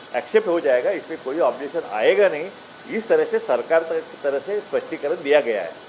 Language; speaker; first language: Hindi; non-native, local second language; Marathi